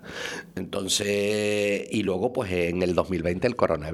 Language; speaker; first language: Spanish; native; Spanish